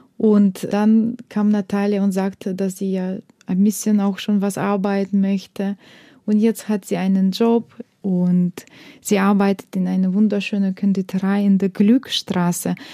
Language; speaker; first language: German; non-native, fluent; Russian